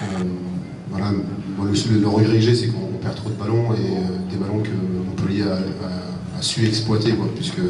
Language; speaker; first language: French; native; French